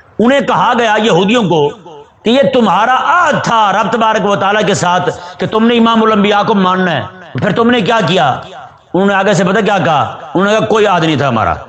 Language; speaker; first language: Urdu; non-native, local second language; Punjabi